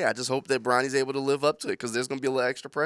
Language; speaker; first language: English; native; English